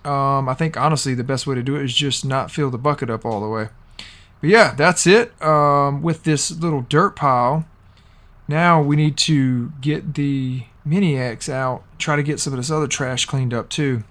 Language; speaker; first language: English; native; English